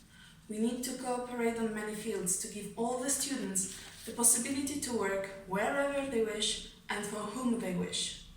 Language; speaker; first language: English; non-native, fluent; Polish